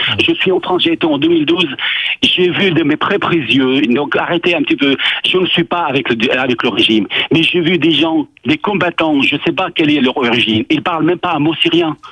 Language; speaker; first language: French; non-native, fluent; Arabic